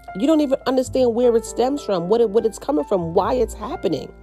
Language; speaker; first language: English; native; English